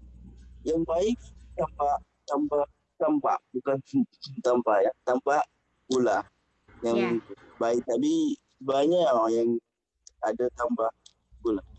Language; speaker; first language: Indonesian; non-native, fluent; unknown